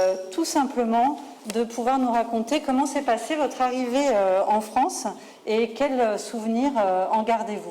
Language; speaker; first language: French; native; French